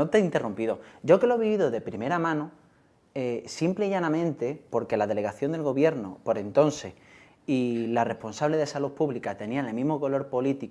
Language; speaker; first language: Spanish; native; Spanish